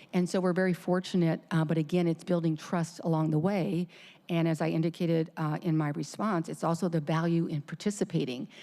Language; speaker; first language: English; native; English